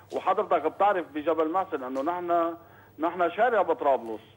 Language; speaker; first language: Arabic; native; Arabic